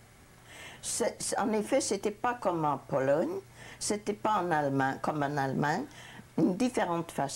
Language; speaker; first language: French; non-native, fluent; Hungarian